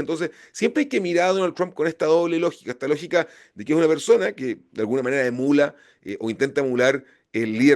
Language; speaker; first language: Spanish; native; Spanish